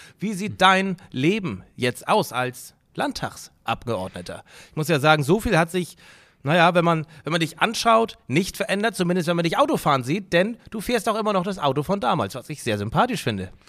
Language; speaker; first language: German; native; German